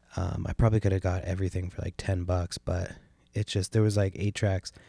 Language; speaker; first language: English; native; English